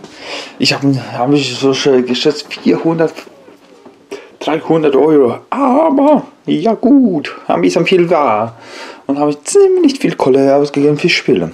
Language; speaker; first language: German; non-native, learner; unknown